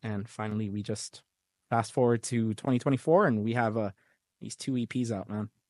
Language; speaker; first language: English; early bilingual, other home language; Spanish